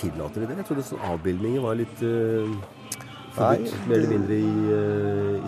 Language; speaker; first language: Norwegian; native; Norwegian